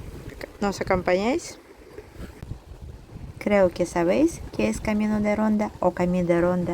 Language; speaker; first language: Spanish; non-native, fluent; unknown